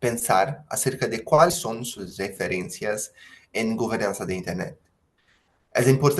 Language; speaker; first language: Spanish; non-native, fluent; Portuguese